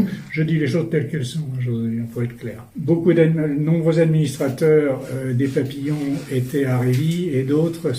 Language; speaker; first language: French; native; French